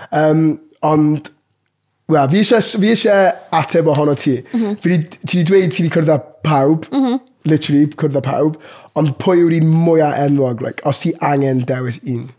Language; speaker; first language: Welsh; non-native, local second language; English